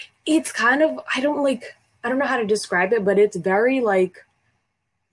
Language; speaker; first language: English; early bilingual, other home language; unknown